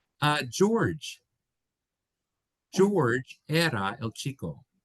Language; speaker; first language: Spanish; non-native, fluent; English